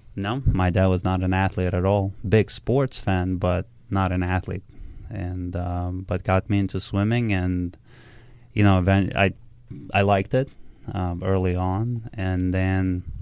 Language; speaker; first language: English; early bilingual, other home language; Russian